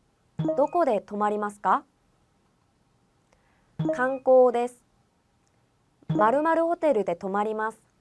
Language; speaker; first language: Japanese; non-native, fluent; Korean